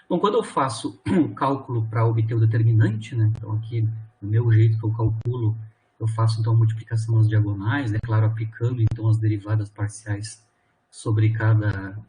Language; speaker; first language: Portuguese; native; Portuguese